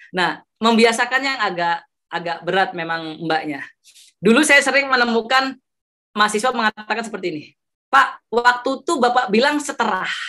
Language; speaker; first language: Indonesian; non-native, local second language; Javanese